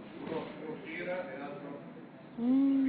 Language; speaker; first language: Italian; native; Italian